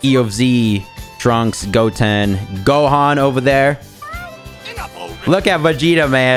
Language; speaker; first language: English; native; English